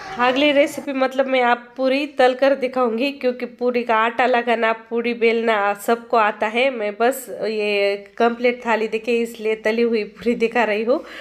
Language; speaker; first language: Hindi; non-native, local second language; Marathi